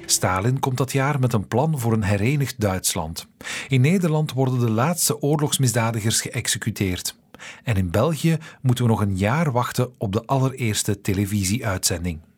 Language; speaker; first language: Dutch; native; Dutch